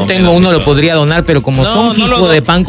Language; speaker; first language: Spanish; native; Spanish